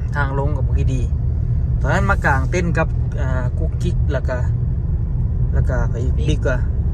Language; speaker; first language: Thai; native; Thai